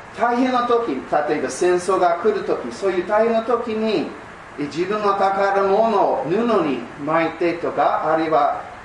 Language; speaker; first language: Japanese; non-native, fluent; English